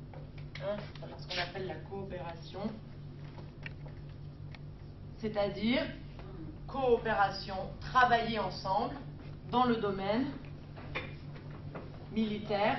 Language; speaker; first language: French; native; French